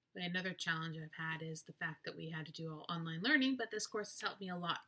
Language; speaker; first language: English; native; English